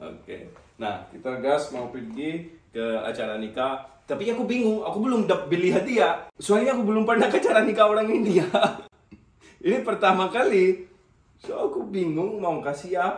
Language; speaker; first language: Indonesian; non-native, fluent; Urdu